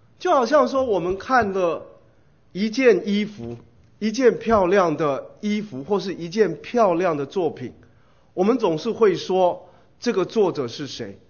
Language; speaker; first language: Chinese; native; Chinese